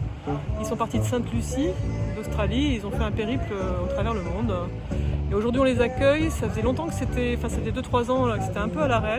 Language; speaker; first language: French; native; French